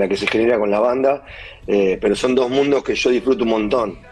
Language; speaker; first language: Spanish; native; Spanish